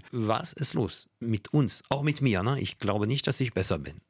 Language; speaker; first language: German; non-native, fluent; French